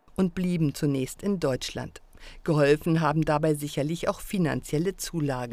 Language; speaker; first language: German; native; German